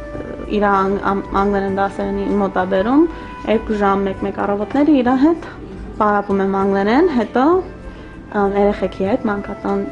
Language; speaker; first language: Armenian; early bilingual, heritage; Armenian